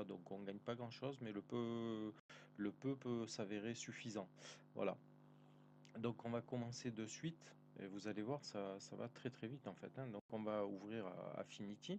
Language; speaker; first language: French; native; French